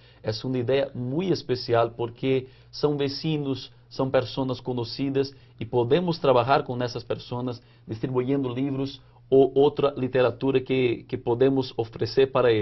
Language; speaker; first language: Spanish; non-native, fluent; Portuguese